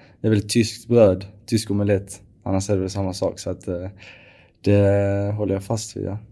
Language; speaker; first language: Swedish; native; Swedish